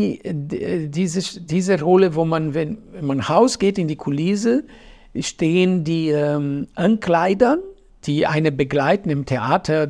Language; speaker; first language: German; non-native, fluent; Portuguese